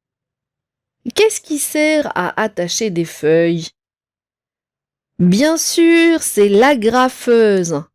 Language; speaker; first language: French; non-native, local second language; Arabic